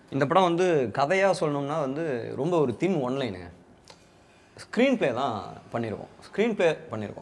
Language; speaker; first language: Tamil; native; Tamil